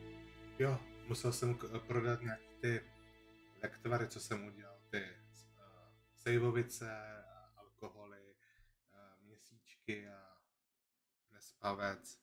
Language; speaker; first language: Czech; native; Czech